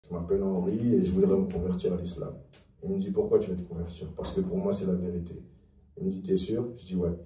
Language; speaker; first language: French; early bilingual, other home language; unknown